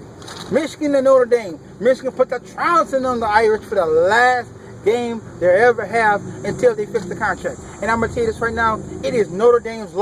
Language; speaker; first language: English; native; English